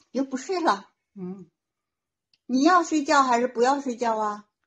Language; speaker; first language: Chinese; native; Chinese